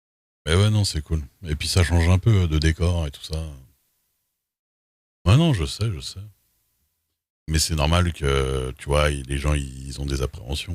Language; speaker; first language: French; native; French